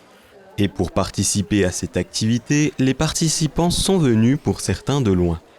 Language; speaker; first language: French; native; French